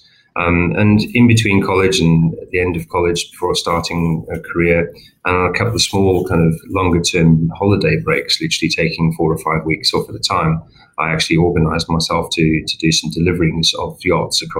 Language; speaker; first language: English; native; English